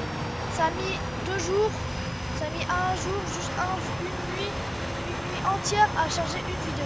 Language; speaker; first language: French; native; French